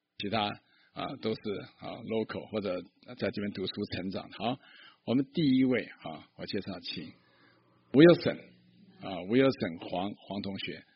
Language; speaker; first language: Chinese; native; Chinese